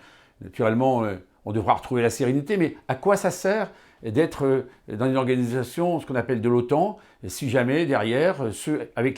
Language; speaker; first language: French; native; French